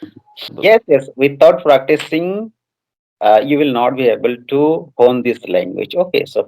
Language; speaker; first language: English; non-native, fluent; Odia